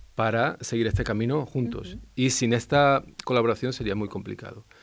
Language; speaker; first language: Spanish; non-native, local second language; Catalan